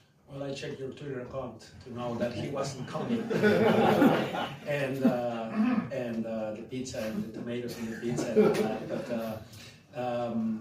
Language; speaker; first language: English; non-native, fluent; Spanish